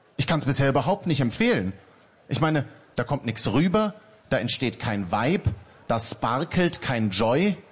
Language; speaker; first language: German; native; German